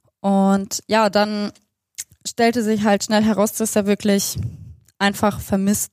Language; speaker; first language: German; native; German